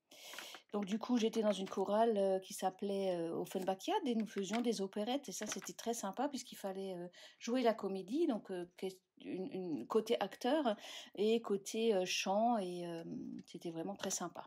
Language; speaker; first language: French; native; French